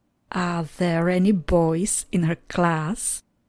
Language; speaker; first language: English; non-native, fluent; Czech